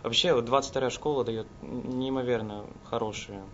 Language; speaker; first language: Russian; native; Russian